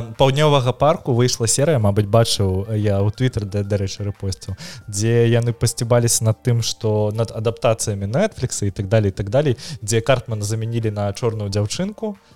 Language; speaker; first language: Belarusian; non-native, local second language; Russian